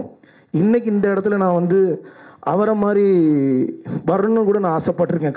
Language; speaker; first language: Tamil; native; Tamil